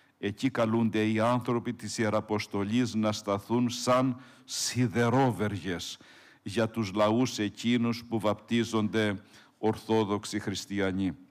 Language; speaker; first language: Greek; native; Greek